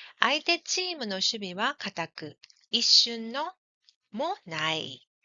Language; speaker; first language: Japanese; non-native, fluent; Korean